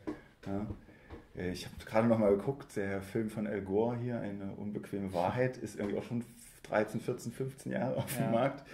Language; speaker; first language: German; native; German